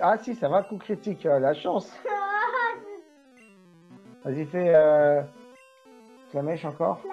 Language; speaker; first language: French; native; French